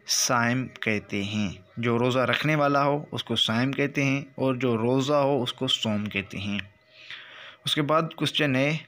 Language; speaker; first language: Urdu; non-native, local second language; Sindhi